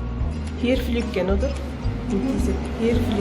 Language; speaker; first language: German; non-native, learner; Turkish